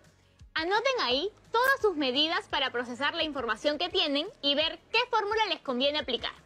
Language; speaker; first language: Spanish; native; Spanish